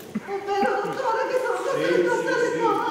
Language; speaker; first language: Italian; native; Italian